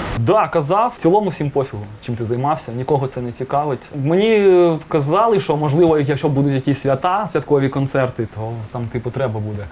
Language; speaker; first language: Ukrainian; non-native, local second language; Russian